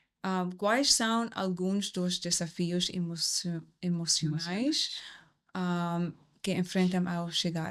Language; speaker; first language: Portuguese; non-native, learner; English